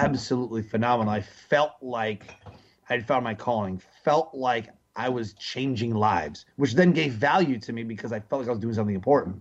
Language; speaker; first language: English; native; English